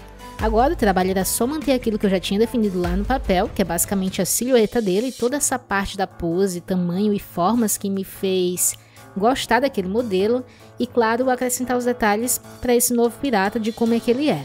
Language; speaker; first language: Portuguese; native; Portuguese